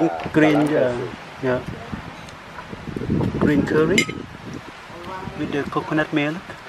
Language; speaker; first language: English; non-native, learner; Thai